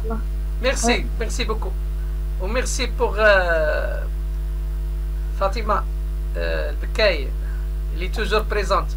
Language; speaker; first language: French; non-native, local second language; Arabic